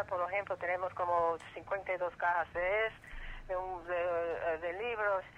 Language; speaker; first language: Spanish; early bilingual, heritage; English